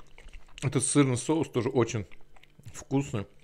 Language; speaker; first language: Russian; non-native, local second language; Azerbaijani